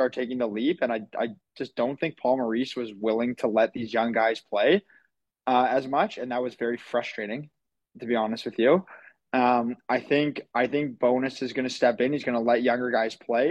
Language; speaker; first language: English; native; English